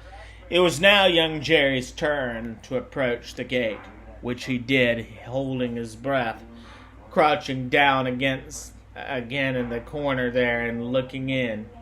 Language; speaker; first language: English; native; English